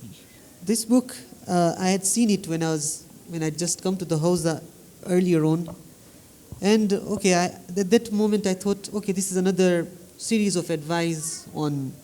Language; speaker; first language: English; non-native, fluent; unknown